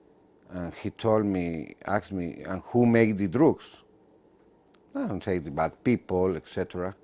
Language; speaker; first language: English; non-native, learner; Spanish